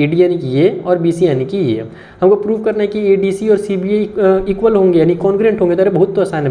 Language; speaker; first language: Hindi; native; Hindi